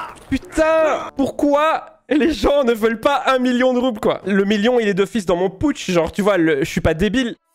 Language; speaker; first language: French; native; French